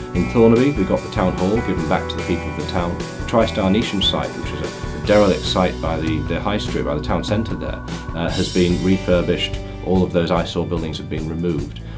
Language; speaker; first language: English; native; English